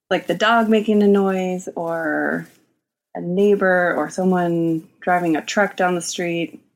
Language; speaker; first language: English; native; English